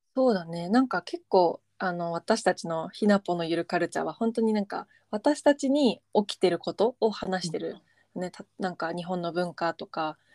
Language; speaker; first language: Japanese; native; Japanese